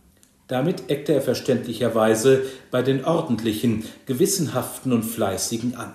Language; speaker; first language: German; native; German